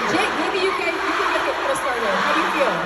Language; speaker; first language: English; non-native, local second language; Filipino